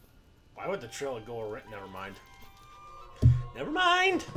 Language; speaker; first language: English; native; English